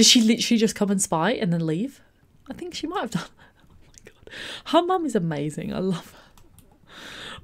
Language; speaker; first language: English; native; English